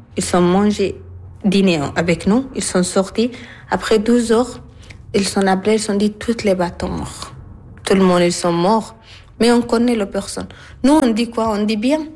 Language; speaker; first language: French; non-native, learner; Arabic